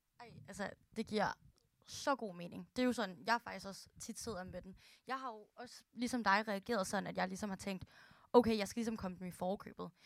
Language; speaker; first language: Danish; early bilingual, other home language; Filipino